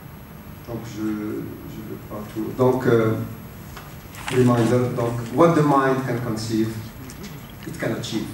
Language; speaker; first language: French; non-native, local second language; Arabic